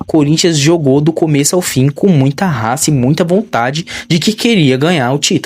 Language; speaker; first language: Portuguese; native; Portuguese